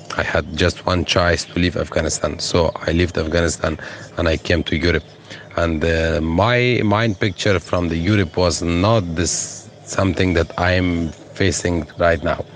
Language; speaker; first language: English; non-native, fluent; Persian